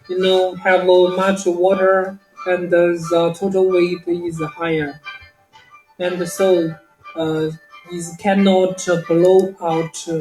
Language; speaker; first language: English; non-native, learner; Chinese